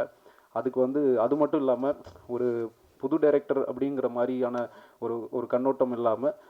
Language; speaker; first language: Tamil; native; Tamil